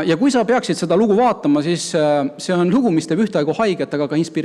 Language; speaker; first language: Estonian; native; Estonian